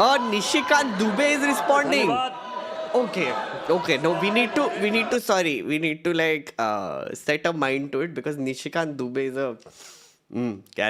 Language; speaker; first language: English; non-native, local second language; Hindi